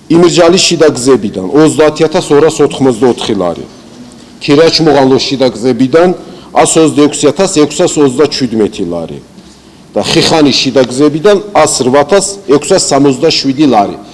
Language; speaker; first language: Georgian; non-native, local second language; Azerbaijani